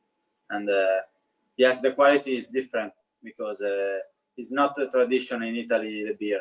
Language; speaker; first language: English; non-native, learner; Italian